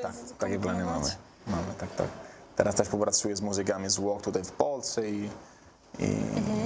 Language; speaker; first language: Polish; non-native, learner; Italian